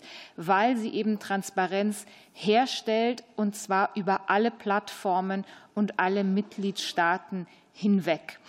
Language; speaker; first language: German; native; German